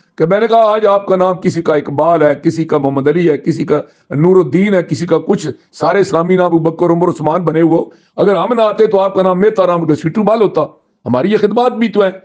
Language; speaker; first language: Urdu; non-native, local second language; Punjabi